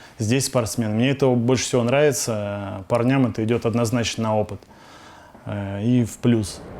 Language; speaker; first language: Russian; native; Russian